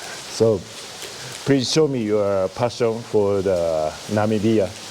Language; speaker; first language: English; non-native, learner; Japanese